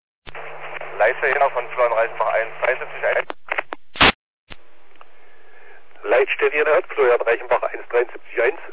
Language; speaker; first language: German; native; German